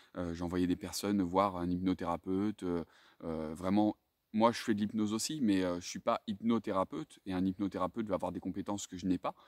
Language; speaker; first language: French; native; French